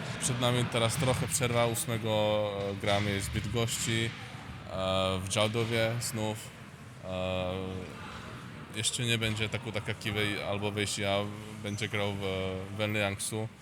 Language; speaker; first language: Polish; non-native, learner; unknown